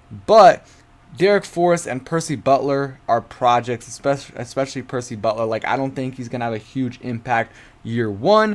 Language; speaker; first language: English; native; English